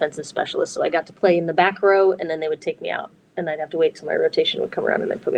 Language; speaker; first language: English; native; English